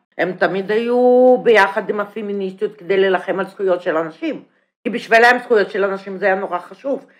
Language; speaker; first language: Hebrew; non-native, fluent; Russian